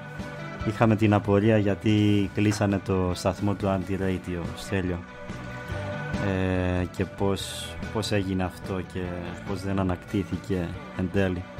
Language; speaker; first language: Greek; native; Greek